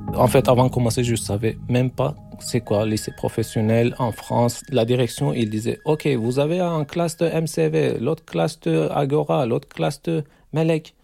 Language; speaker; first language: French; non-native, learner; Turkish